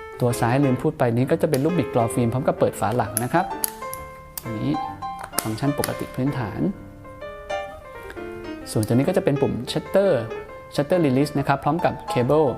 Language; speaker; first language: Thai; native; Thai